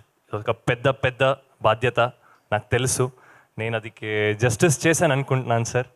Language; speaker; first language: Telugu; non-native, local second language; Kannada